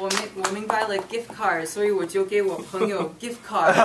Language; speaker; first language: Chinese; non-native, fluent; English